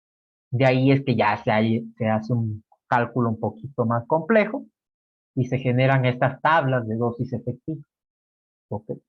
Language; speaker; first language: Spanish; native; Spanish